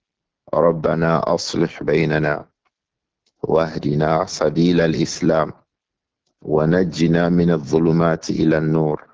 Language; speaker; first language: Arabic; non-native, fluent; Yoruba